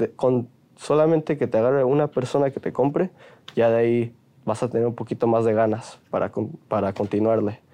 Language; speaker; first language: Spanish; early bilingual, heritage; Spanish